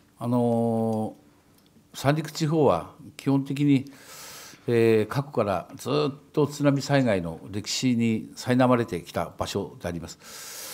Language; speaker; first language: Japanese; native; Japanese